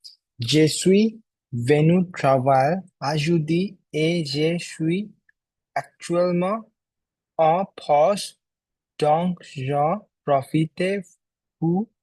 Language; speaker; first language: French; non-native, learner; Bangla